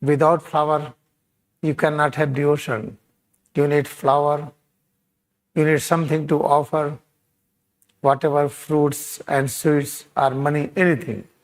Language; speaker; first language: English; non-native, local second language; Hindi